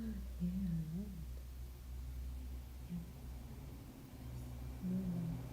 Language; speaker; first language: English; non-native, learner; Russian